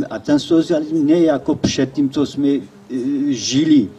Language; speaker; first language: Czech; non-native, learner; Kurdish